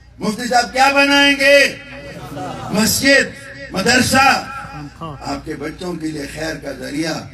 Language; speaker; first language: Urdu; non-native, local second language; Northern Hindko